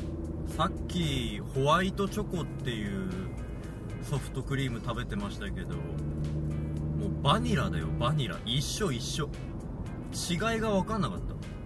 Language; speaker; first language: Japanese; native; Japanese